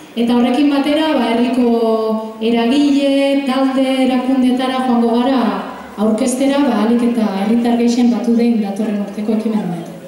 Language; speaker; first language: Basque; native; Basque